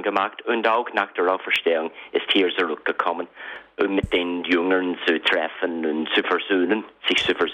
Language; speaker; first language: German; non-native, fluent; English